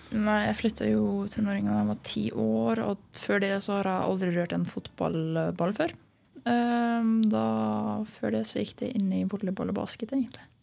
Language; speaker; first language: Norwegian; early bilingual, other home language; Lithuanian